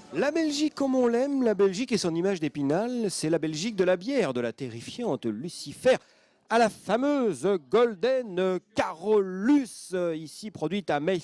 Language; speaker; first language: French; native; French